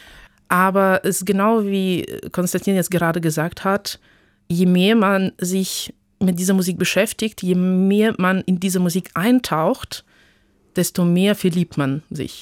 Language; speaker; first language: German; non-native, fluent; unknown